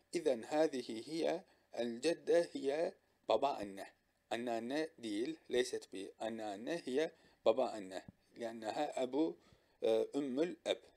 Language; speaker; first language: Arabic; non-native, fluent; Turkish